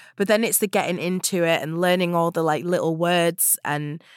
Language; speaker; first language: English; native; English